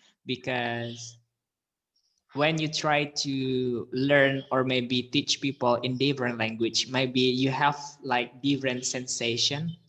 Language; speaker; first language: English; non-native, learner; Indonesian